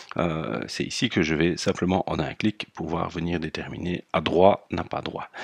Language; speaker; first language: French; native; French